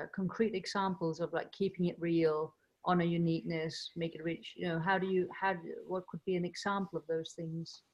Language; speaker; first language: English; non-native, fluent; Danish